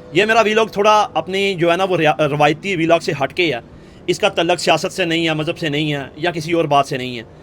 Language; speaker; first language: Urdu; native; Urdu